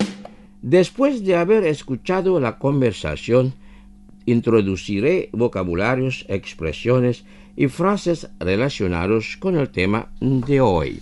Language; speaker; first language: Spanish; non-native, fluent; Indonesian